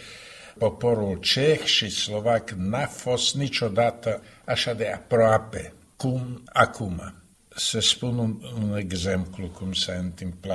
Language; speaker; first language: Romanian; non-native, fluent; Slovak